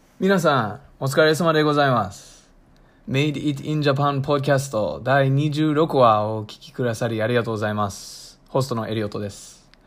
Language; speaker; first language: Japanese; non-native, fluent; English